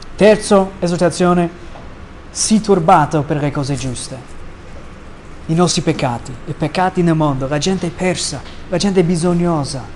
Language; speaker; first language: Italian; non-native, fluent; English